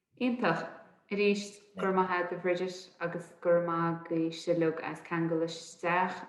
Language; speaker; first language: Irish; native; Irish